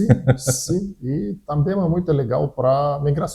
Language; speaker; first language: Portuguese; non-native, learner; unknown